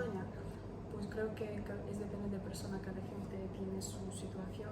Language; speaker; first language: Spanish; non-native, learner; Ukrainian